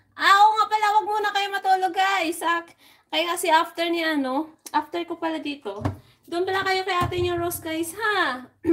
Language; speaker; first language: Filipino; non-native, local second language; Hiligaynon